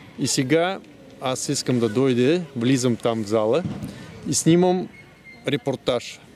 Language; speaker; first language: Bulgarian; non-native, learner; Russian